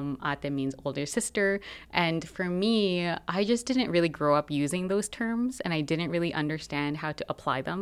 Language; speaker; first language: English; native; English